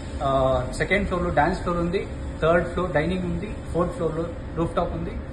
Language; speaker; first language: Telugu; non-native, learner; Hindi